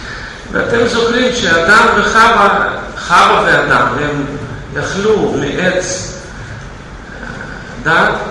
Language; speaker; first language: Hebrew; non-native, fluent; Russian